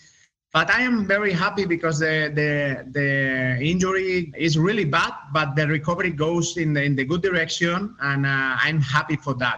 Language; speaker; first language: English; non-native, learner; Spanish